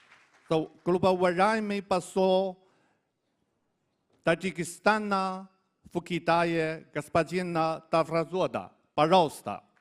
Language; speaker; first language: Russian; non-native, fluent; Chinese